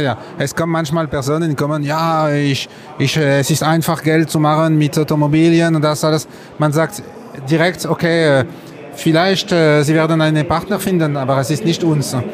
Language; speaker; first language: German; non-native, learner; French